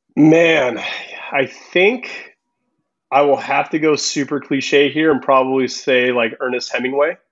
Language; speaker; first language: English; early bilingual, other home language; Spanish